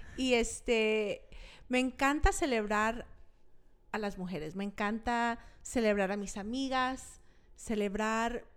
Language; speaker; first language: Spanish; early bilingual, heritage; Spanish